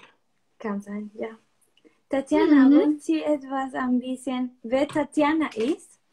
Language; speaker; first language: German; non-native, learner; Spanish